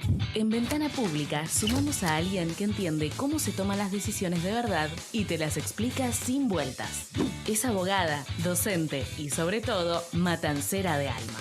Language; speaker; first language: Spanish; native; Spanish